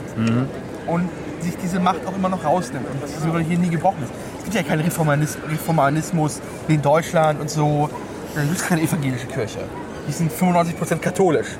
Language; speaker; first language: German; early bilingual, other home language; Polish